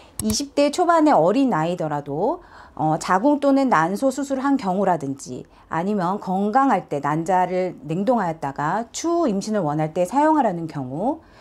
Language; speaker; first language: Korean; native; Korean